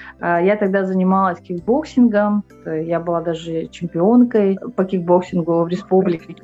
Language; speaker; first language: Russian; non-native, local second language; Yakut